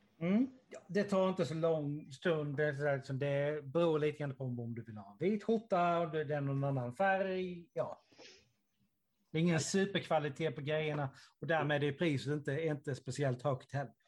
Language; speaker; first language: Swedish; native; Swedish